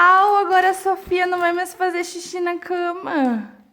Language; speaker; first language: Portuguese; native; Portuguese